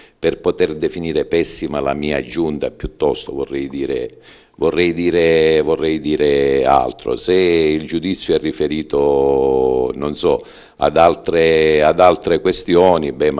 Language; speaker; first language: Italian; native; Italian